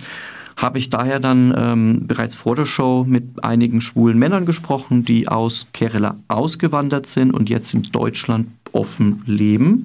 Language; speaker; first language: German; native; German